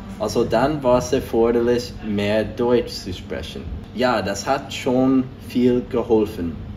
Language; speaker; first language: German; non-native, fluent; English